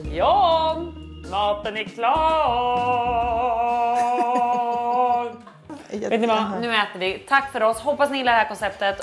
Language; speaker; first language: Swedish; native; Swedish